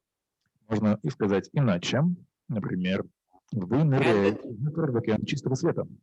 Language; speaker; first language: Russian; native; Russian